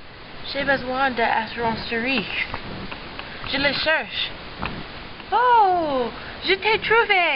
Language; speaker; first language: French; non-native, learner; English